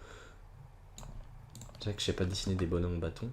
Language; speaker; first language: French; native; French